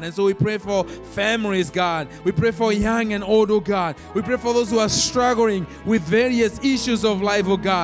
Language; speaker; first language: English; non-native, local second language; Swahili